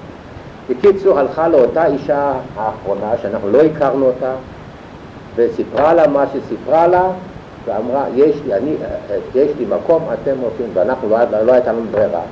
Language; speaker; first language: Hebrew; non-native, fluent; German